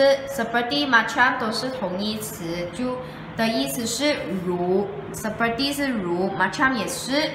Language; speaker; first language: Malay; non-native, local second language; Chinese